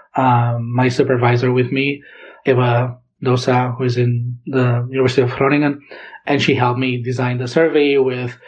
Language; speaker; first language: English; non-native, fluent; Catalan